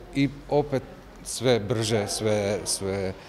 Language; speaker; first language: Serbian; non-native, learner; Slovak